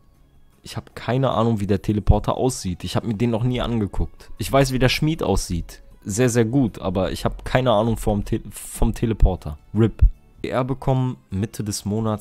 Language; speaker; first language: German; native; German